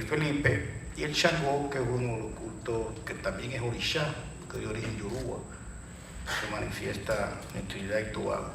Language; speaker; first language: Spanish; native; Spanish